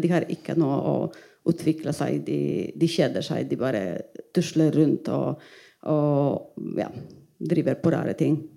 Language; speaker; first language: Norwegian; non-native, fluent; Polish